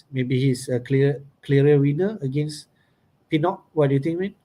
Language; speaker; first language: English; non-native, local second language; Malay